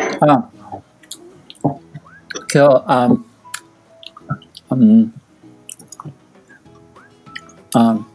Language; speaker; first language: Japanese; non-native, learner; English